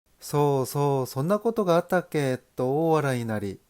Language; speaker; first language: Japanese; non-native, learner; Korean